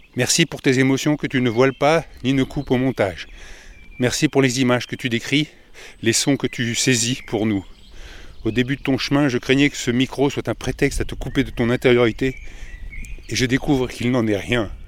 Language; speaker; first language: French; native; French